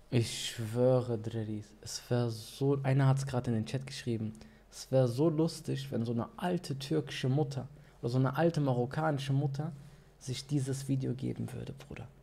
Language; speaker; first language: German; early bilingual, other home language; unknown